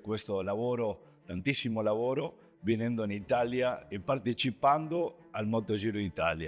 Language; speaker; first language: Italian; non-native, fluent; Spanish